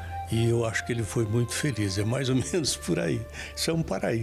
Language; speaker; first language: Portuguese; native; Portuguese